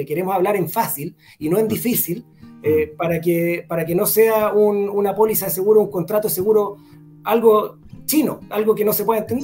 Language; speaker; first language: Spanish; native; Spanish